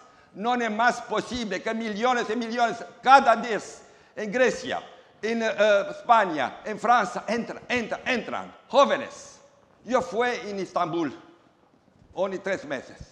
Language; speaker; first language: Spanish; non-native, learner; Romanian